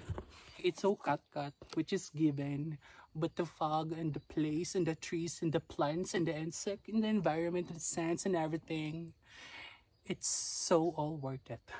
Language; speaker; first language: English; non-native, local second language; Cebuano